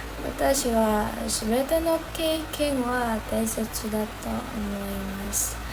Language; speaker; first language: Japanese; non-native, learner; Indonesian